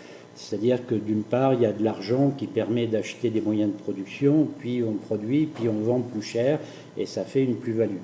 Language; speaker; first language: French; native; French